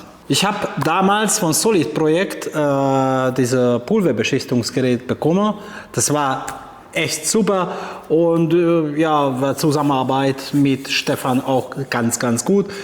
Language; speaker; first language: German; non-native, fluent; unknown